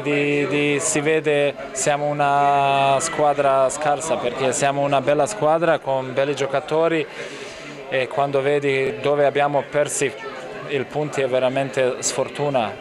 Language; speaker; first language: Italian; non-native, learner; Bosnian